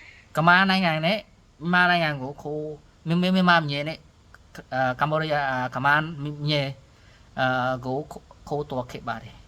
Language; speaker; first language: Burmese; non-native, learner; Khmer